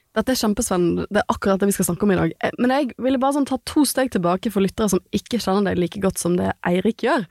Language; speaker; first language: Norwegian; native; Norwegian